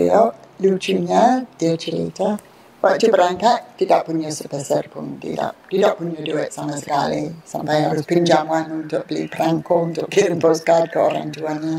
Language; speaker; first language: Indonesian; non-native, fluent; English